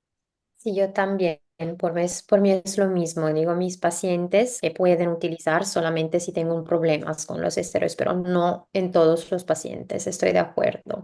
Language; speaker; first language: Spanish; non-native, learner; English